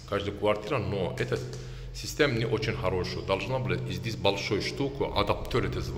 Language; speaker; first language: Russian; non-native, learner; Turkish